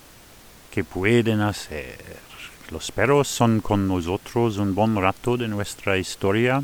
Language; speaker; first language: Spanish; non-native, fluent; Luxembourgish